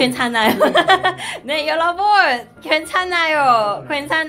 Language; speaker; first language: Korean; non-native, learner; Cantonese